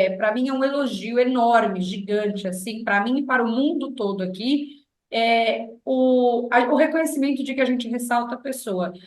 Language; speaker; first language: Portuguese; native; Portuguese